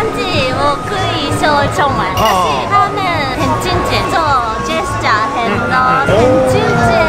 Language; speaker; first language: Chinese; non-native, learner; Japanese